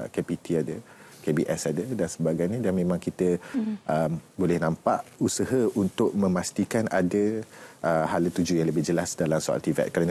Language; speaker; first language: Malay; native; Malay